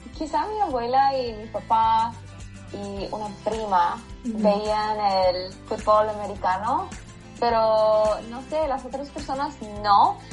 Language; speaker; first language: Spanish; non-native, fluent; English